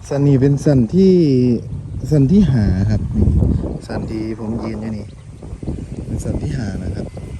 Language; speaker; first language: Thai; native; Thai